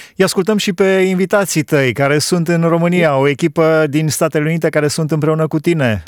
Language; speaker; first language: Romanian; native; Romanian